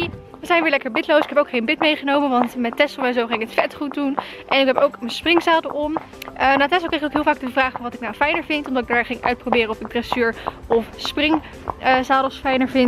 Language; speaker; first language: Dutch; native; Dutch